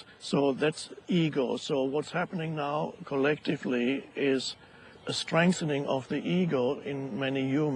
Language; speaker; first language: English; non-native, fluent; German